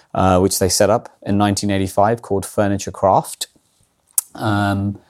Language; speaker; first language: English; early bilingual, other home language; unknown